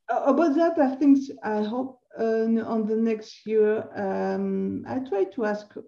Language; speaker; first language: English; non-native, learner; French